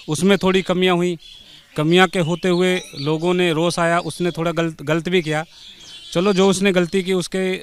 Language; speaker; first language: Hindi; native; Hindi